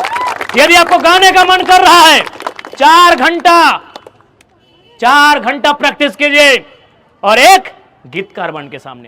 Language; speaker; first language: Hindi; non-native, local second language; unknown